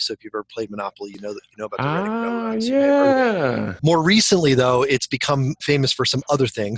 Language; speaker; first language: English; native; English